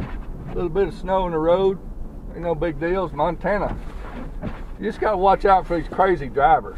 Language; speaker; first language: English; native; English